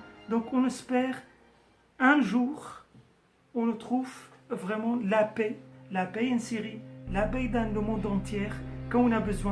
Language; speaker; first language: French; non-native, fluent; Arabic